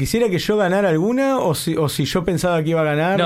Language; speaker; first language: Spanish; native; Spanish